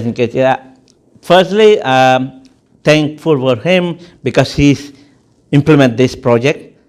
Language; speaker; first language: English; non-native, fluent; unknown